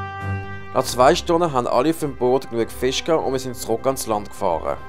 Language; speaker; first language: German; native; German